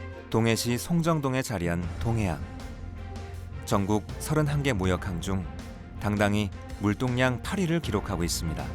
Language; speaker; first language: Korean; native; Korean